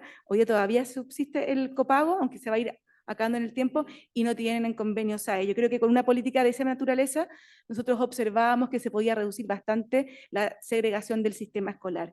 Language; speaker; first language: Spanish; native; Spanish